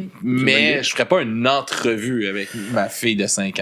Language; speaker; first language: French; native; French